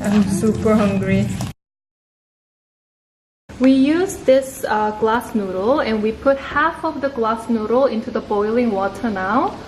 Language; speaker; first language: English; non-native, local second language; Korean